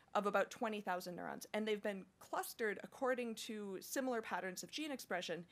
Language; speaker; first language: English; native; English